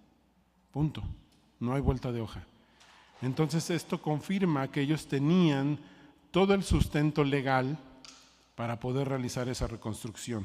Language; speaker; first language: Spanish; native; Spanish